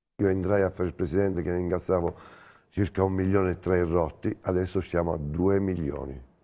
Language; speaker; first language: Italian; native; Italian